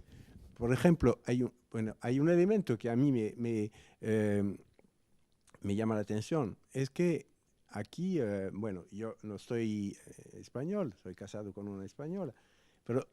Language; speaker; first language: Spanish; non-native, fluent; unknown